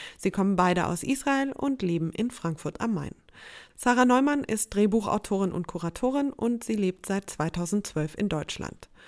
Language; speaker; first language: German; native; German